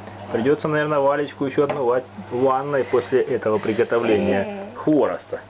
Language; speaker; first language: Russian; native; Russian